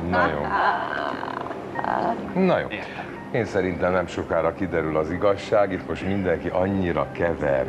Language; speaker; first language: Hungarian; native; Hungarian